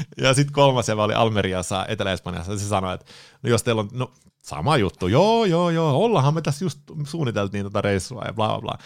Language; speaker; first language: Finnish; early bilingual, heritage; Finnish